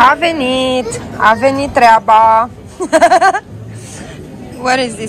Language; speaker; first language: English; non-native, learner; Romanian